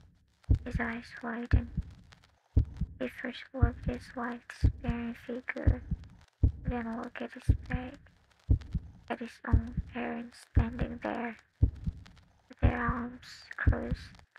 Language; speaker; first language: English; non-native, learner; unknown